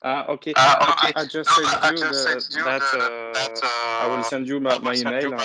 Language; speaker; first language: English; non-native, fluent; French